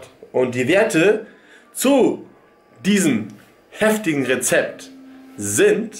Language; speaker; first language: German; native; German